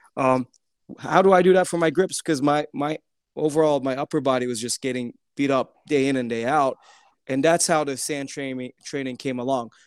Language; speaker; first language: English; early bilingual, other home language; Turkish